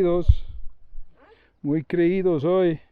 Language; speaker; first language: Spanish; non-native, fluent; English